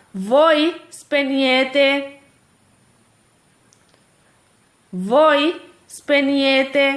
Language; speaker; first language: Italian; non-native, fluent; Urdu